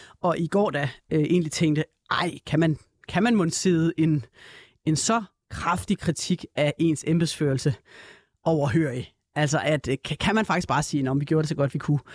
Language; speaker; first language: Danish; native; Danish